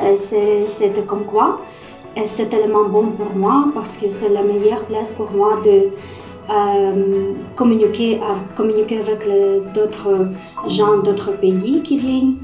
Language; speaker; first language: French; non-native, fluent; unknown